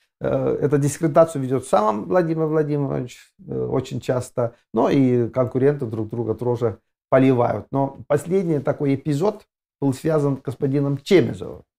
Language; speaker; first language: Russian; non-native, fluent; Estonian